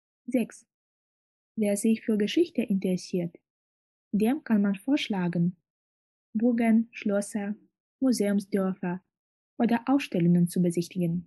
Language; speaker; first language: German; non-native, fluent; Russian